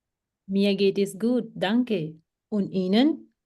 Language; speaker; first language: German; non-native, learner; Punjabi